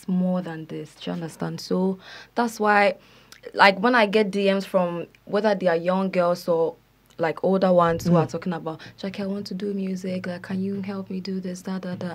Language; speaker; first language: English; non-native, local second language; Akan